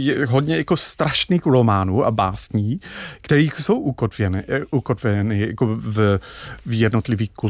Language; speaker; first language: Czech; non-native, fluent; English